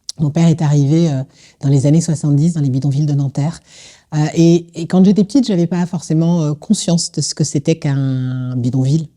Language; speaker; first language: French; native; French